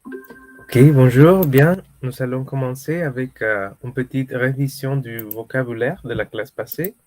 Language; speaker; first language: French; non-native, fluent; Spanish